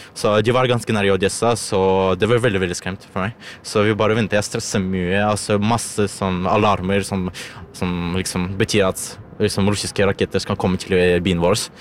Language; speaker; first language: Norwegian; non-native, learner; Ukrainian